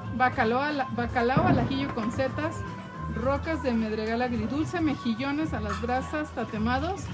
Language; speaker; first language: Spanish; native; Spanish